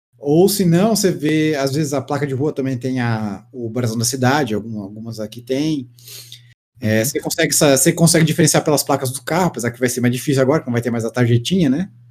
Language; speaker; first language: Portuguese; native; Portuguese